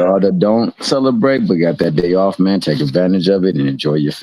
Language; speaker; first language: English; native; English